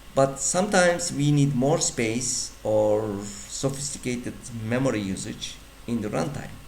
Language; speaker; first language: English; non-native, fluent; Turkish